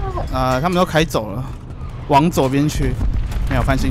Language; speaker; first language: Chinese; native; Chinese